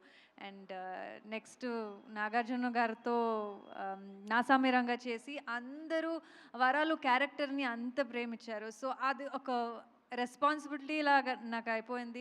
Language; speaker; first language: Telugu; non-native, local second language; Kannada